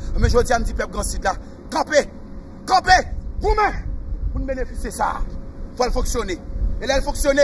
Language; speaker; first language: French; non-native, local second language; Haitian Creole